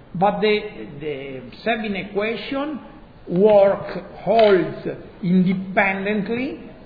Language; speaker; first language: English; non-native, fluent; Italian